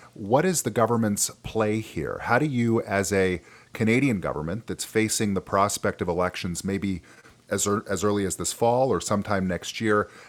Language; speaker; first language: English; native; English